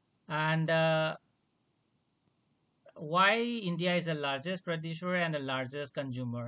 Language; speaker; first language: English; non-native, local second language; Manipuri